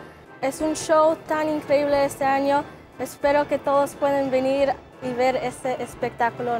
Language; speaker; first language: Spanish; non-native, local second language; English